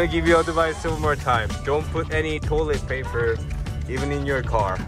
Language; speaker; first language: English; non-native, learner; Korean